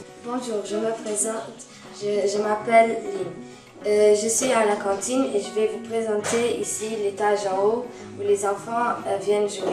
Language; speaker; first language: French; non-native, local second language; Luxembourgish